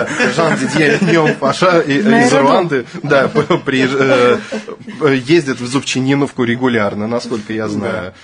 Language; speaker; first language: Russian; native; Russian